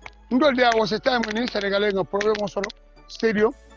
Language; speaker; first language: English; non-native, local second language; Mandingo